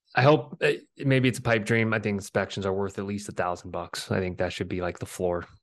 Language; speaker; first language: English; early bilingual, other home language; Filipino